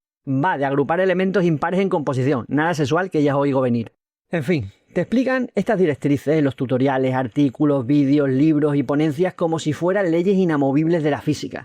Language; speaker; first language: Spanish; native; Spanish